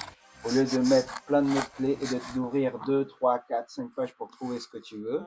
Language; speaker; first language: French; native; French